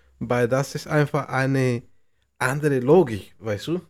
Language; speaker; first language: German; non-native, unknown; Spanish